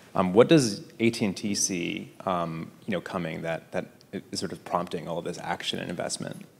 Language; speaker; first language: English; native; English